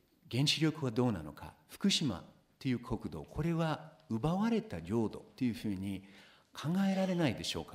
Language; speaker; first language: Japanese; non-native, fluent; English